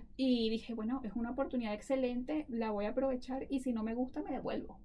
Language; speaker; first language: Spanish; native; Spanish